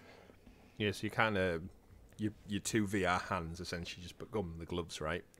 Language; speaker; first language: English; native; English